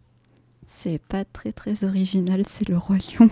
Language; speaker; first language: French; native; French